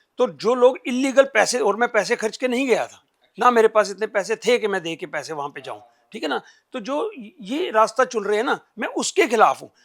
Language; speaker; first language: Hindi; non-native, local second language; Punjabi